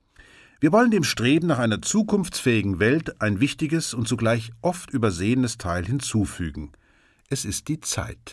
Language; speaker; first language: German; native; German